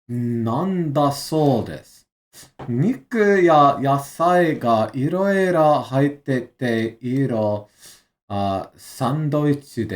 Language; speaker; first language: Japanese; non-native, learner; English